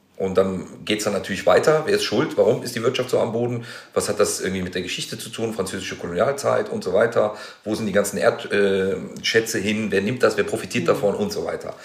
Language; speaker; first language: German; native; German